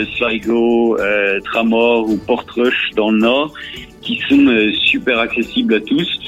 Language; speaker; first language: French; native; French